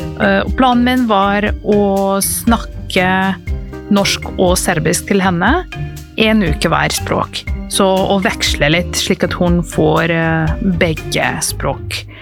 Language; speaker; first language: Norwegian; non-native, fluent; Serbian